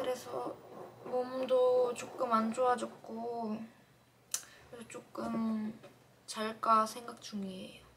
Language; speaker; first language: Korean; non-native, fluent; Russian